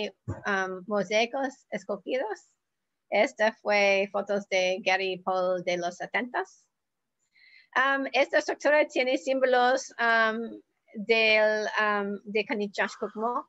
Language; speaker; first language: Spanish; non-native, learner; English